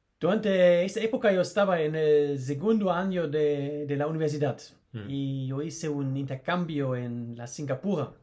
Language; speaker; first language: Spanish; non-native, learner; German